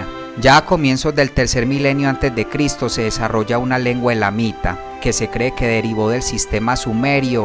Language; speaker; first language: Spanish; native; Spanish